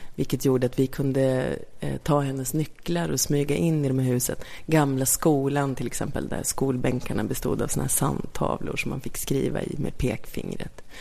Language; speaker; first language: Swedish; native; Swedish